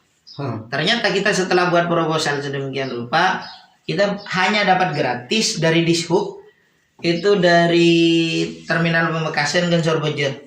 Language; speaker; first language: Indonesian; native; Indonesian